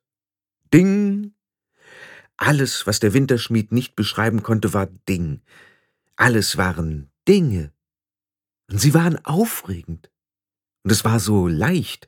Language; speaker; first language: German; native; German